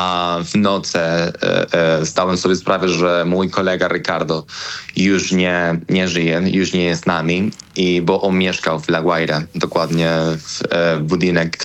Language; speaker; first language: Polish; non-native, learner; Spanish